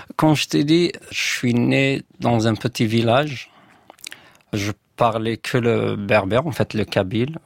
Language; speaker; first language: French; non-native, local second language; Kabyle